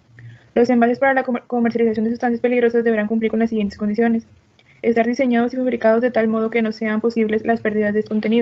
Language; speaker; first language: Spanish; native; Spanish